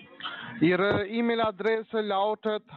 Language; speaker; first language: German; non-native, learner; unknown